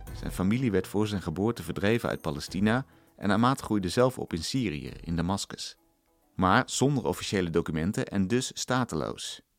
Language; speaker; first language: Dutch; native; Dutch